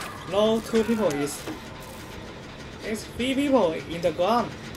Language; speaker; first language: English; non-native, learner; Chinese